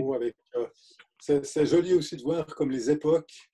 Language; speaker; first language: French; native; French